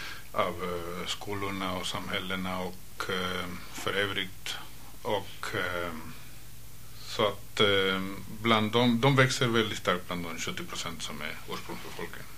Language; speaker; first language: Swedish; non-native, fluent; Spanish